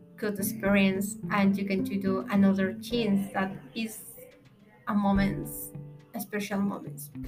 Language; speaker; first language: English; non-native, learner; Spanish